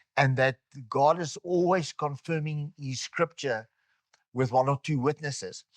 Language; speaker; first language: English; non-native, local second language; Afrikaans